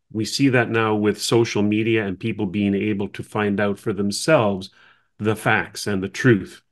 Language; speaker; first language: English; native; English